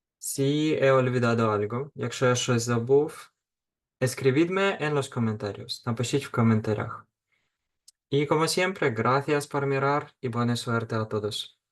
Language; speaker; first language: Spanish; non-native, fluent; Ukrainian